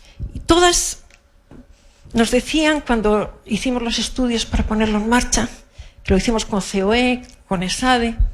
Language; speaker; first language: Spanish; native; Spanish